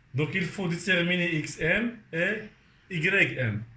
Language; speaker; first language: French; non-native, local second language; Arabic